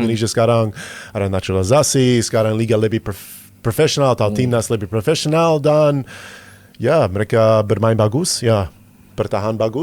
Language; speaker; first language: Indonesian; non-native, fluent; English